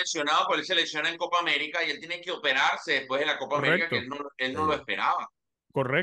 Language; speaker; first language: Spanish; native; Spanish